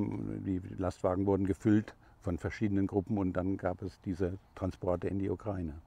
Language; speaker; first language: German; non-native, fluent; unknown